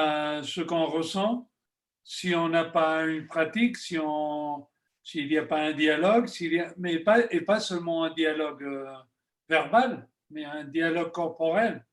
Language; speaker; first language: French; non-native, fluent; Spanish